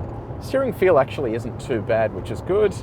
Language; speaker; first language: English; native; English